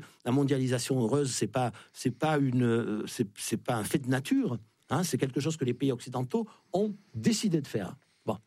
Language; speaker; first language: French; native; French